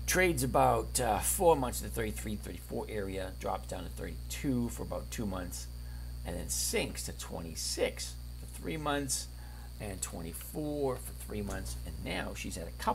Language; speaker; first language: English; native; English